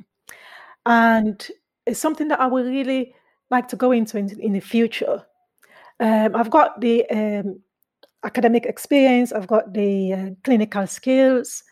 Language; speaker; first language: English; non-native, local second language; Krio